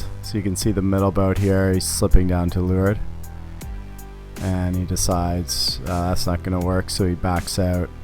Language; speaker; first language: English; native; English